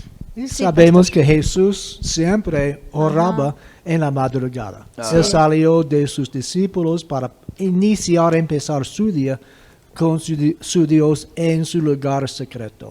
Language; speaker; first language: Spanish; non-native, fluent; English